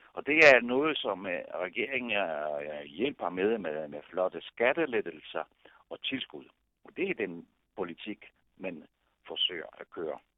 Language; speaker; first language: Danish; non-native, fluent; Italian